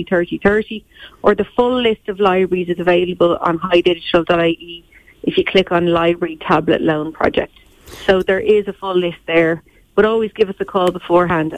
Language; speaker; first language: English; native; English